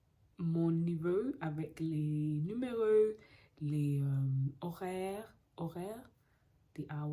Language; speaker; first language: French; non-native, learner; English